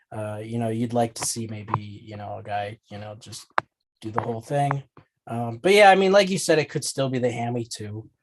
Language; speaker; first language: English; native; English